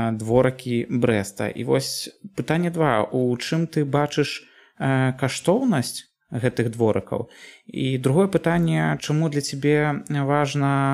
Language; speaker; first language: Belarusian; native; Belarusian